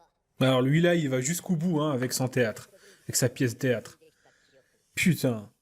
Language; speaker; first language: French; native; French